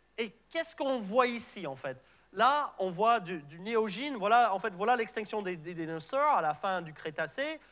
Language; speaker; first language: French; non-native, fluent; English